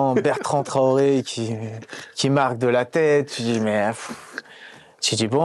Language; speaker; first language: French; native; French